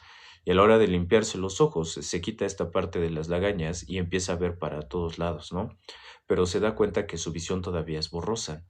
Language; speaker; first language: Spanish; native; Spanish